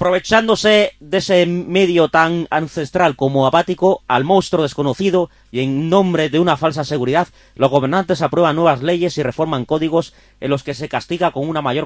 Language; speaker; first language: Spanish; native; Spanish